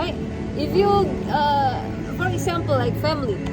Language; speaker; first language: English; non-native, fluent; Indonesian